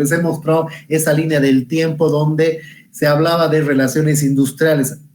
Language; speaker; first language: Spanish; native; Spanish